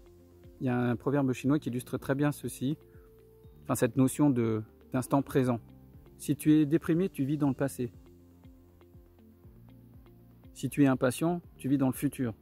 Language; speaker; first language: French; native; French